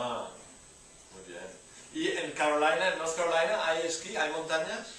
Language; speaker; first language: Spanish; non-native, fluent; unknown